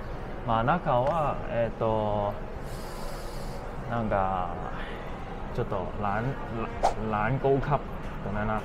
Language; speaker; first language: Japanese; non-native, fluent; Cantonese